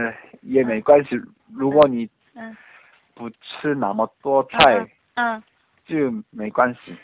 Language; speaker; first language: Chinese; non-native, learner; Korean